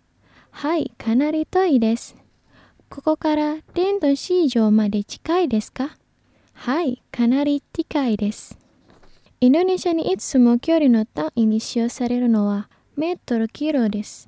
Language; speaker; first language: Japanese; non-native, fluent; Indonesian